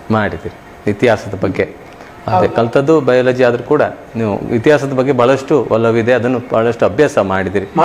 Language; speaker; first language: Kannada; native; Kannada